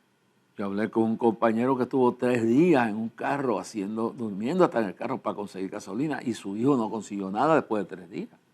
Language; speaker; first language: Spanish; native; Spanish